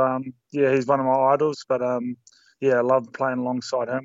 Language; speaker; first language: English; native; English